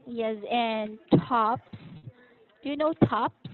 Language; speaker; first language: English; non-native, local second language; Filipino